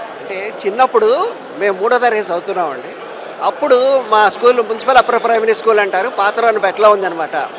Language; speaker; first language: Telugu; native; Telugu